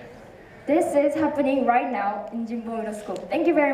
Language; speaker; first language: English; non-native, fluent; Korean